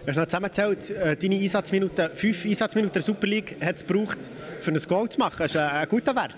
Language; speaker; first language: German; native; German